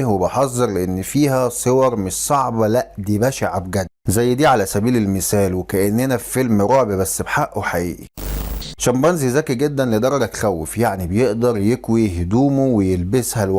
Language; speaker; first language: Arabic; native; Arabic